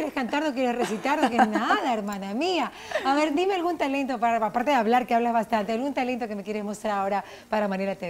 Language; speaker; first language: Spanish; native; Spanish